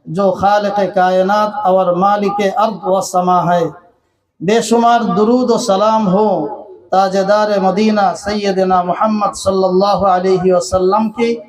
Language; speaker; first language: Urdu; non-native, fluent; Bangla